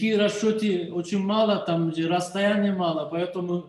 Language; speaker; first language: Russian; non-native, learner; Turkish